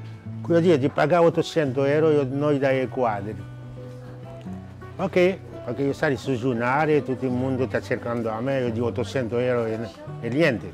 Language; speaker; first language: Italian; non-native, learner; Haitian Creole